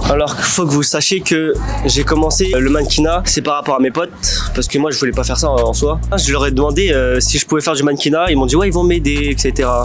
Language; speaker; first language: French; early bilingual, other home language; Vietnamese